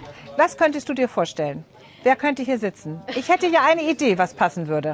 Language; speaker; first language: German; native; German